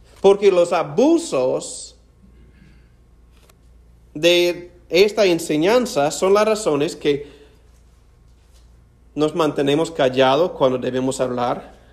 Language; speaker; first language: Spanish; non-native, fluent; English